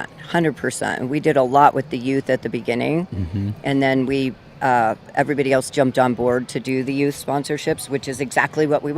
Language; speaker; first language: English; native; English